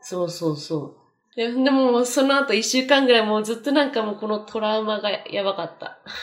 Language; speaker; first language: Japanese; native; Japanese